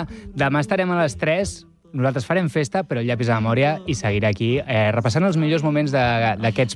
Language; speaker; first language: Catalan; native; Catalan